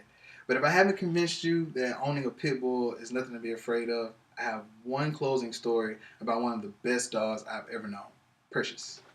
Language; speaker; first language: English; native; English